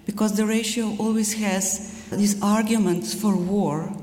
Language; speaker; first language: English; non-native, fluent; Slovenian